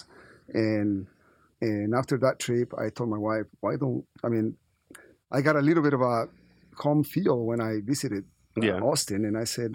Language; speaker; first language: English; non-native, fluent; Spanish